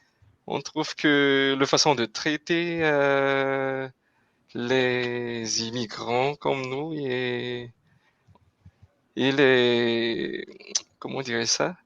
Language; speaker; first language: French; non-native, local second language; Malagasy